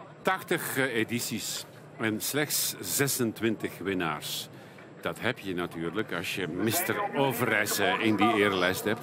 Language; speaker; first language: Dutch; native; Dutch